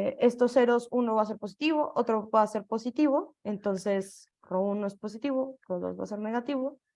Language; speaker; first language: Spanish; native; Spanish